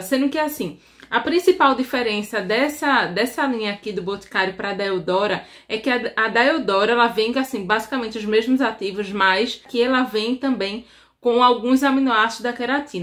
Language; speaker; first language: Portuguese; native; Portuguese